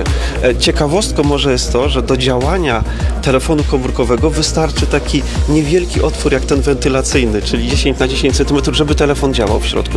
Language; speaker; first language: Polish; native; Polish